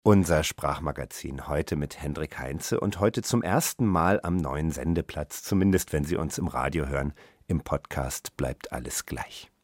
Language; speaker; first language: German; native; German